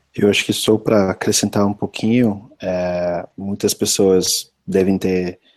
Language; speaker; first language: Portuguese; non-native, fluent; English